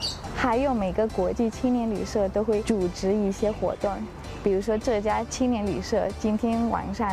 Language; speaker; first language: Chinese; non-native, fluent; Spanish